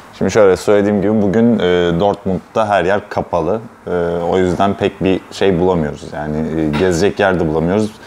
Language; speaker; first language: Turkish; native; Turkish